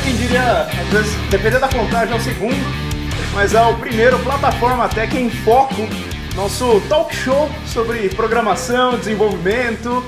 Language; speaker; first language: Portuguese; native; Portuguese